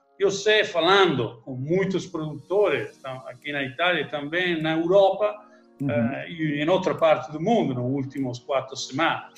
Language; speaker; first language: Portuguese; non-native, learner; Italian